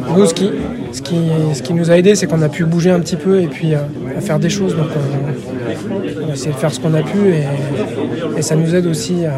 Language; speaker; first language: French; native; French